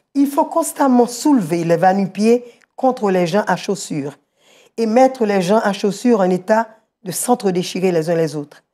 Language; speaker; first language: French; native; French